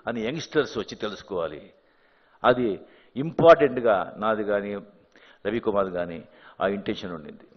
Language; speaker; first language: Telugu; non-native, fluent; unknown